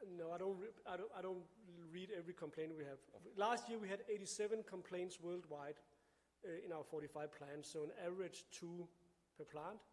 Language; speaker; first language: English; non-native, fluent; Danish